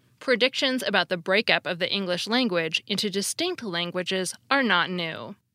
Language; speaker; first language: English; native; English